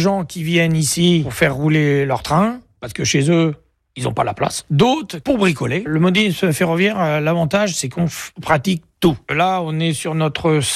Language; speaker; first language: French; native; French